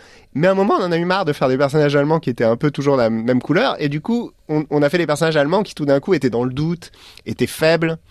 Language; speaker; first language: French; native; French